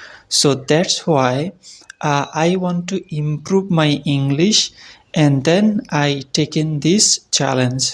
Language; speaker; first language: English; non-native, learner; Bangla